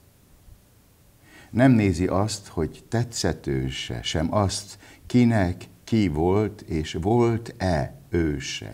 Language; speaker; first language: Hungarian; native; Hungarian